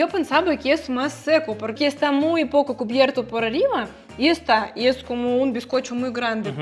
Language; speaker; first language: Spanish; non-native, fluent; Russian